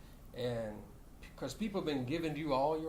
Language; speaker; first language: English; native; English